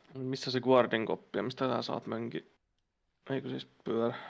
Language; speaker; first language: Finnish; native; Finnish